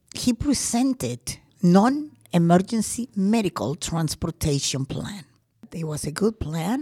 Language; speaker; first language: English; non-native, fluent; Spanish